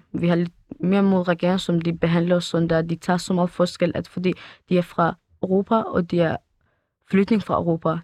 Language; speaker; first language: Danish; early bilingual, other home language; Kurdish